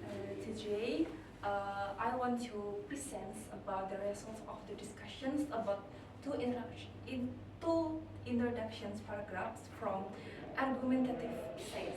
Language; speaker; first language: English; non-native, learner; Indonesian